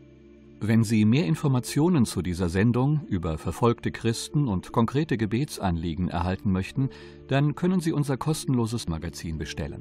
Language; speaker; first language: German; native; German